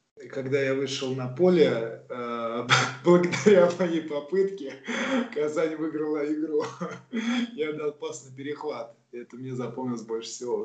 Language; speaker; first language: Russian; native; Russian